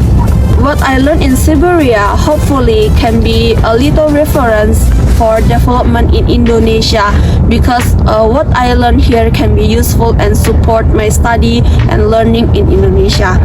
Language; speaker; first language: English; non-native, learner; Indonesian